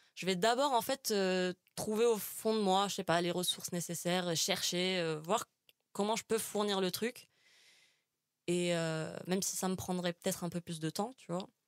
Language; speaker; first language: French; non-native, local second language; Arabic